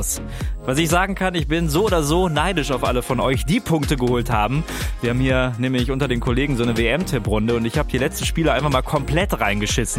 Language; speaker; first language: German; native; German